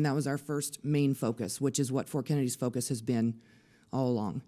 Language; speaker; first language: English; native; English